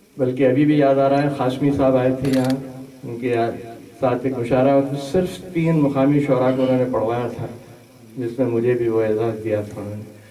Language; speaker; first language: Urdu; native; Urdu